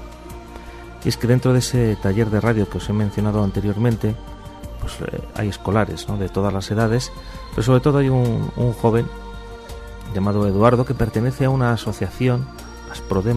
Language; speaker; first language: Spanish; native; Spanish